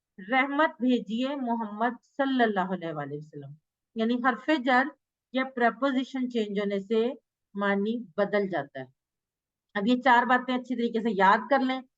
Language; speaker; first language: Urdu; native; Urdu